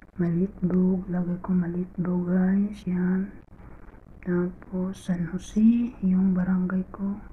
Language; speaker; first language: Filipino; non-native, local second language; Cebuano